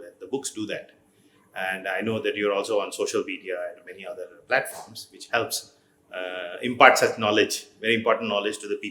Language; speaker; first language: English; non-native, fluent; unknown